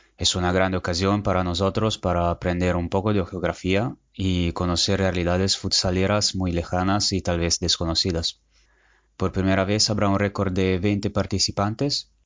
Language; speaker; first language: Spanish; non-native, fluent; Italian